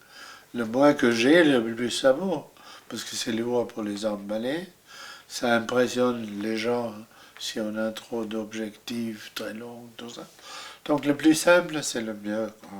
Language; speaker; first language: French; non-native, fluent; German